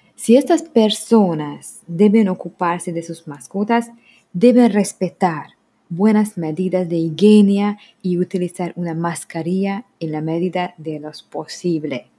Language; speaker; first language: Spanish; non-native, learner; Hungarian